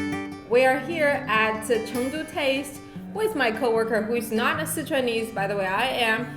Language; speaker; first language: English; non-native, fluent; Chinese